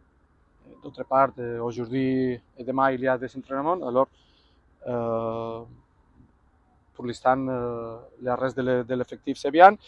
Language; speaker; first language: French; non-native, fluent; Spanish